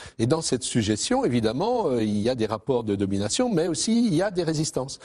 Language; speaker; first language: French; native; French